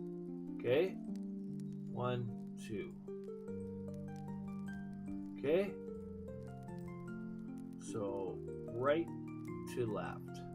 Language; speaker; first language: English; native; English